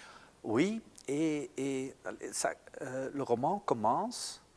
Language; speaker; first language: French; non-native, local second language; Dutch